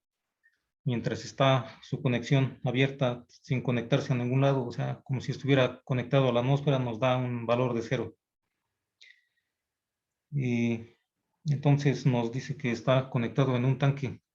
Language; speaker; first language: Spanish; native; Spanish